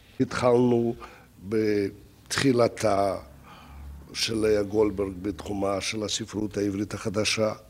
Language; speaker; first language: Hebrew; non-native, fluent; Russian